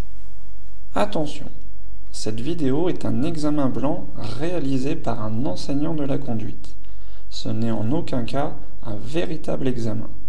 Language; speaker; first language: French; native; French